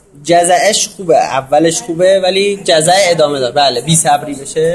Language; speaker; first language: Persian; native; Persian